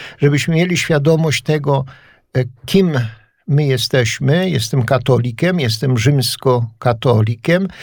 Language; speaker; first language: Polish; native; Polish